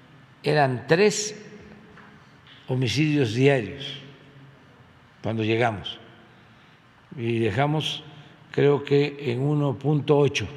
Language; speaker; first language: Spanish; native; Spanish